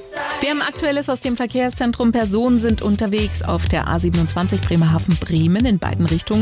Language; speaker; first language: German; native; German